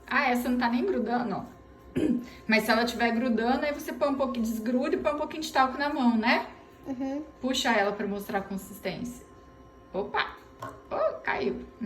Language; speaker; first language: Portuguese; native; Portuguese